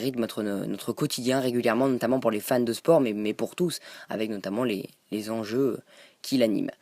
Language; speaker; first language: French; native; French